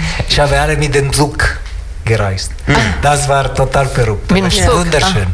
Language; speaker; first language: German; non-native, learner; Italian